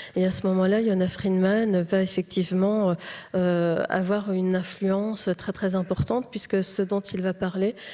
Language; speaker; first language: French; native; French